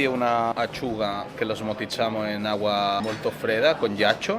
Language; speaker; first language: Italian; non-native, learner; Spanish